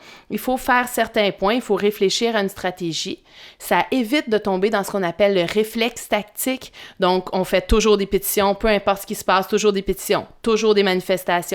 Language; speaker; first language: French; native; French